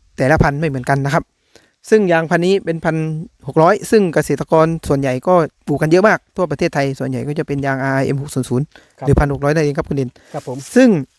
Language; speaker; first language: Thai; native; Thai